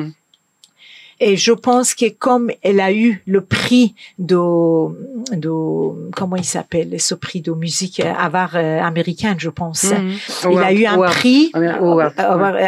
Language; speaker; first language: French; non-native, fluent; Persian